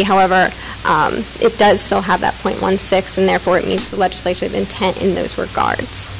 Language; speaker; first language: English; native; English